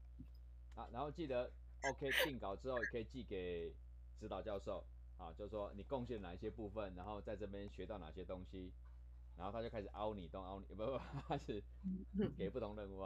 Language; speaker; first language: Chinese; native; Chinese